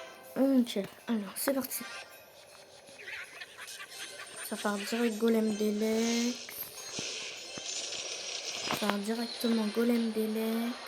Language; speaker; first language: French; native; French